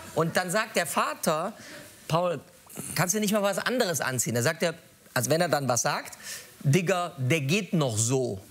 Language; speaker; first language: German; native; German